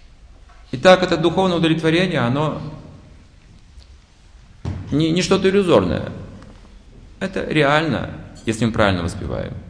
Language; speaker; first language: Russian; native; Russian